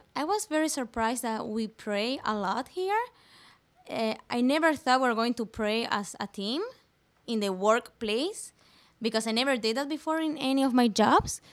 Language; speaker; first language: English; non-native, fluent; Spanish